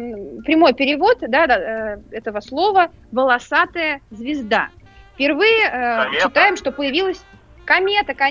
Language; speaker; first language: Russian; native; Russian